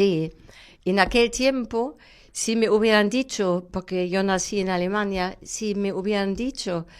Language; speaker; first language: Spanish; non-native, fluent; German